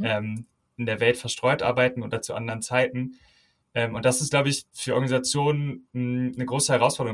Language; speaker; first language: German; native; German